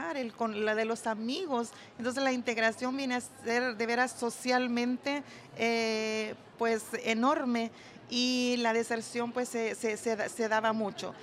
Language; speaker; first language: Spanish; native; Spanish